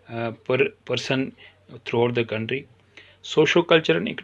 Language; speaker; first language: Hindi; non-native, local second language; Kashmiri